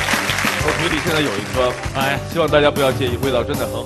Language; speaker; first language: Chinese; native; Chinese